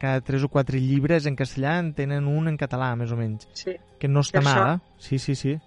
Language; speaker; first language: Catalan; native; Catalan